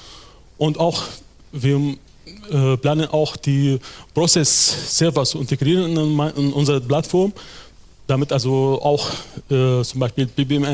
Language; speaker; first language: German; non-native, fluent; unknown